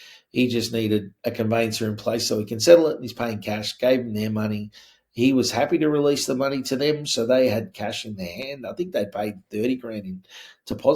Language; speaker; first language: English; native; English